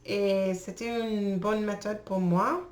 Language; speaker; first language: French; non-native, learner; English